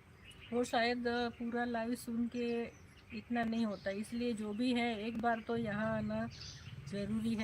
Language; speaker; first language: Hindi; native; Hindi